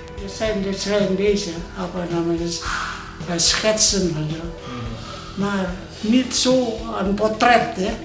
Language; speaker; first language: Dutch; non-native, fluent; Indonesian